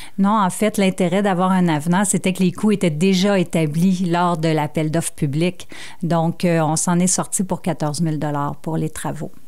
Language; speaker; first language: French; native; French